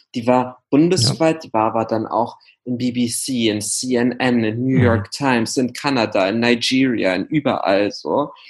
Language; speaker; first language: German; early bilingual, other home language; Arabic